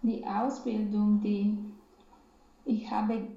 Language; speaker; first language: German; non-native, learner; Romanian